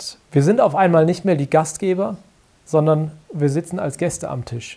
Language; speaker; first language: German; native; German